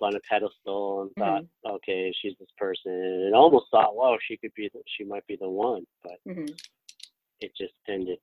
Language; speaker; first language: English; native; English